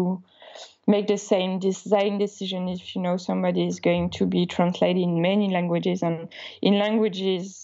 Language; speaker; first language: English; non-native, fluent; Swiss German